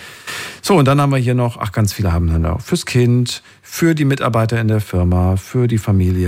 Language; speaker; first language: German; native; German